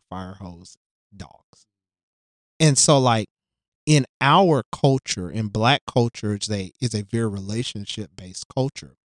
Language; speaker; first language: English; native; English